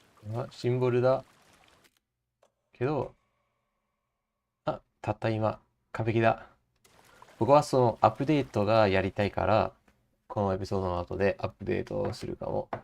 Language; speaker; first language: Japanese; non-native, learner; English